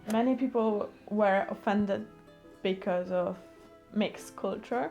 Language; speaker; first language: English; non-native, learner; Polish